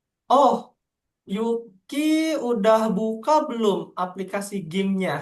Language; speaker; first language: Indonesian; native; Indonesian